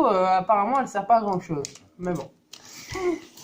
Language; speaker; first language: French; native; French